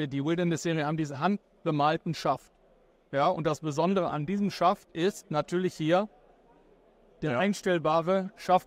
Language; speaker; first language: German; native; German